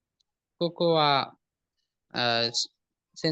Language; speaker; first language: Japanese; non-native, learner; Bangla